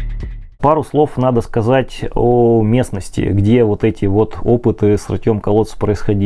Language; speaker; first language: Russian; native; Russian